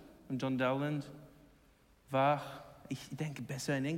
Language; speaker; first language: German; non-native, learner; English